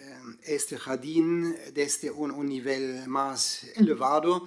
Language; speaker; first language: Spanish; non-native, fluent; German